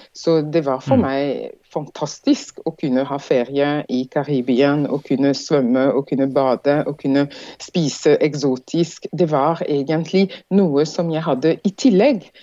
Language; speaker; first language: Norwegian; non-native, fluent; French